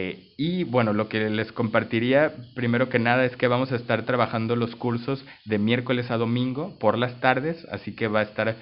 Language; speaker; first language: Spanish; native; Spanish